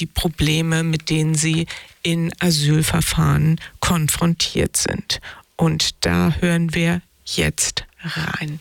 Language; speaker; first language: German; native; German